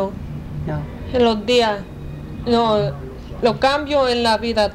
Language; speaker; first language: Spanish; early bilingual, heritage; Spanish